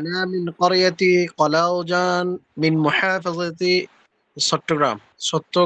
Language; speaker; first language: Arabic; non-native, learner; Bangla